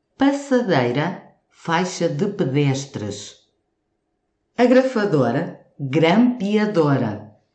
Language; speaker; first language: Portuguese; native; Portuguese